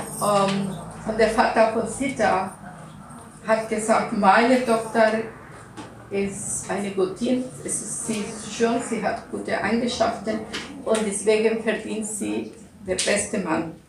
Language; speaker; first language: German; non-native, learner; Russian